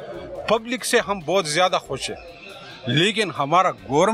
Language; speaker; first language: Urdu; non-native, local second language; Pashto